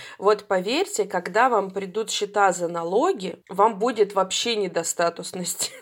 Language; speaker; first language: Russian; native; Russian